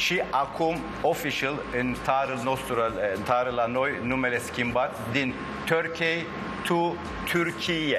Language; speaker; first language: Romanian; non-native, learner; Turkish